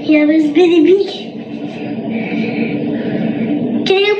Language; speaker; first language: English; early bilingual, other home language; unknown